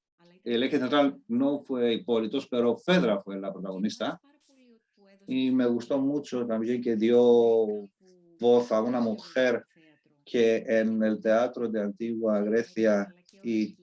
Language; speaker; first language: Spanish; non-native, fluent; Greek